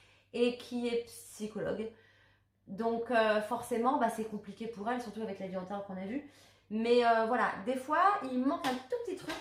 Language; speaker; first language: French; native; French